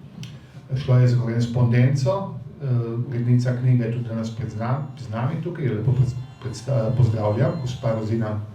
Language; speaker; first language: Slovenian; native; Slovenian